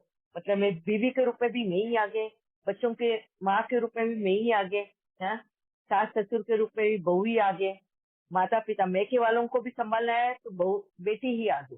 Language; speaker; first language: Hindi; native; Hindi